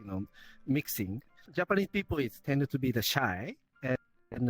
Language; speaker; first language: English; non-native, learner; Japanese